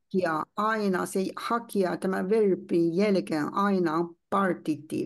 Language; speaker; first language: Finnish; non-native, learner; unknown